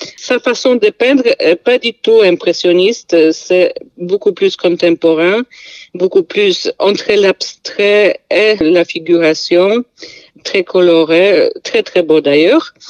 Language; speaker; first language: French; non-native, fluent; Polish